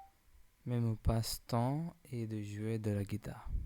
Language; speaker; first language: French; non-native, learner; English